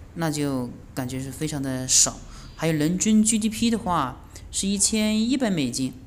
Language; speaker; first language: Chinese; native; Chinese